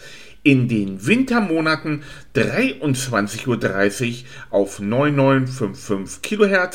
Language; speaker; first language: German; native; German